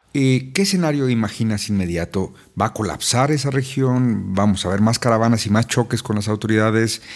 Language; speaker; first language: Spanish; native; Spanish